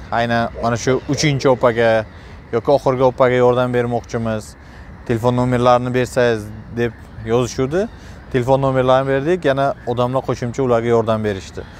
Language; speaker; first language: Uzbek; native; Uzbek